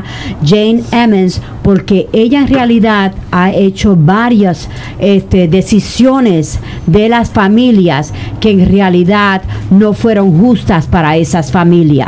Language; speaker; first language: Spanish; native; Spanish